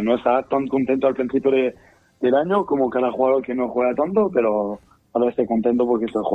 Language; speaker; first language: Spanish; non-native, fluent; French